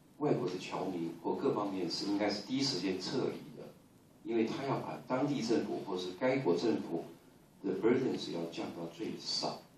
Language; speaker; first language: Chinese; native; Chinese